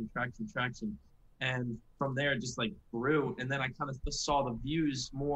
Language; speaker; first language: English; native; English